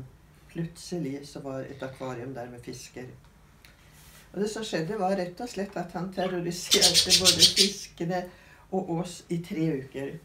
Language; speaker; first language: Norwegian; native; Norwegian